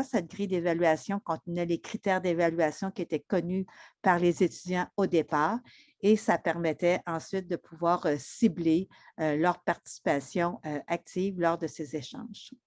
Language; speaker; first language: French; native; French